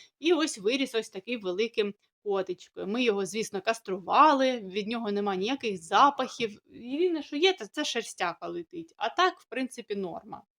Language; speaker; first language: Ukrainian; native; Ukrainian